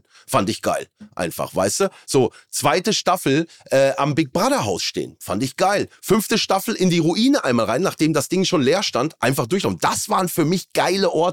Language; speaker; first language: German; native; German